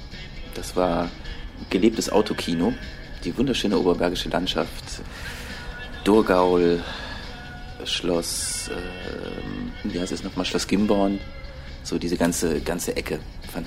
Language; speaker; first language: German; native; German